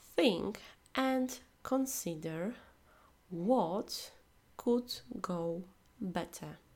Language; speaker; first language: English; non-native, fluent; Polish